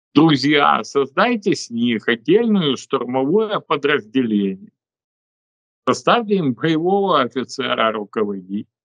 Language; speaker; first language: Russian; non-native, local second language; Ukrainian